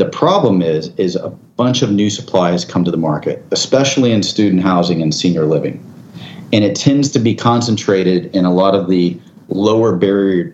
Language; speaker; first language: English; native; English